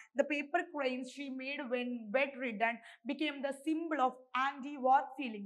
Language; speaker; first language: English; non-native, local second language; Malayalam